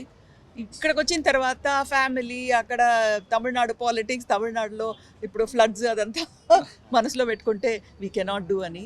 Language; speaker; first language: Telugu; non-native, local second language; Tamil